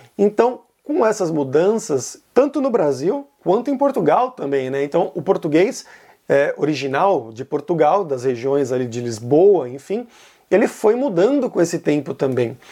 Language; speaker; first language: Portuguese; native; Portuguese